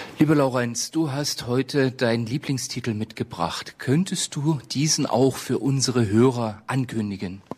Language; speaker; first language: German; native; German